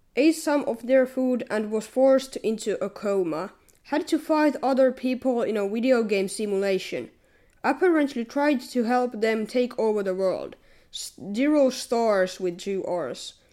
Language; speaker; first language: English; non-native, fluent; Finnish